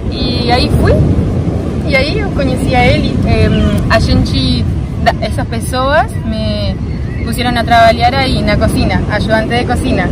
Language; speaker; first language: Portuguese; non-native, learner; Spanish